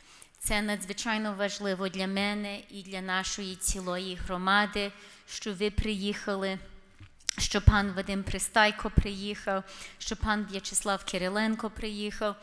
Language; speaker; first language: Ukrainian; early bilingual, heritage; Ukrainian